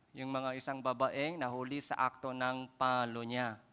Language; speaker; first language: Filipino; non-native, fluent; Korean